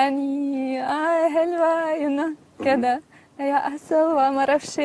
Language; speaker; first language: Arabic; non-native, learner; Russian